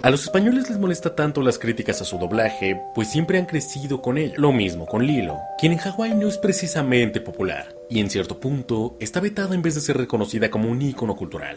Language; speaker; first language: Spanish; native; Spanish